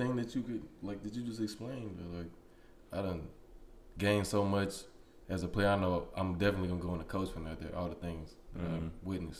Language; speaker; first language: English; native; English